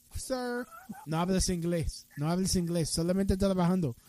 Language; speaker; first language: Spanish; non-native, learner; English